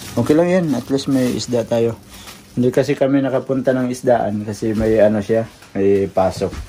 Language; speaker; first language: Filipino; non-native, local second language; Cebuano